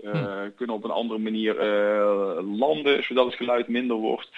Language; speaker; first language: Dutch; native; Dutch